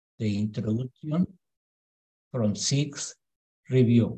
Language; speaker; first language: English; non-native, learner; Spanish